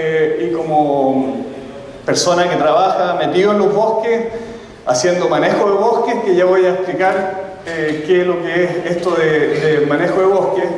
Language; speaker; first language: Spanish; native; Spanish